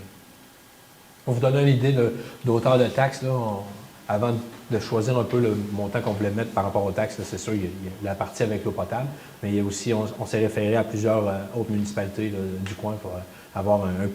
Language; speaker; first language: French; native; French